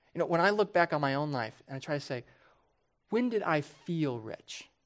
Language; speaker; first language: English; native; English